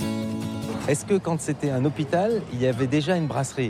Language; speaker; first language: French; native; French